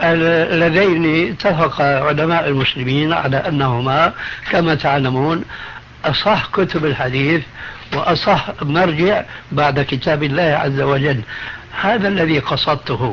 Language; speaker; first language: Arabic; non-native, fluent; Albanian